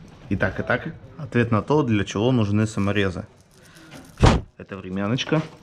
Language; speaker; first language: Russian; native; Russian